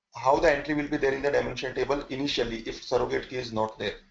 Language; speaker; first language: English; non-native, local second language; Hindi